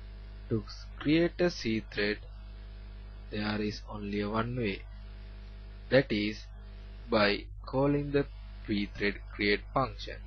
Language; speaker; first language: English; non-native, learner; Sinhala